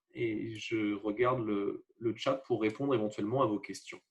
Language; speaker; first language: French; native; French